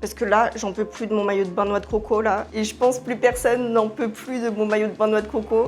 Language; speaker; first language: French; native; French